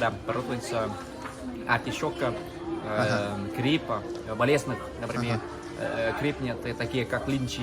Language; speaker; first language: Russian; non-native, learner; Vietnamese